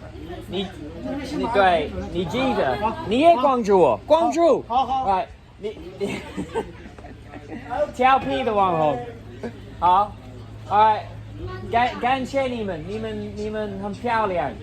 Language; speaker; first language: Chinese; non-native, learner; English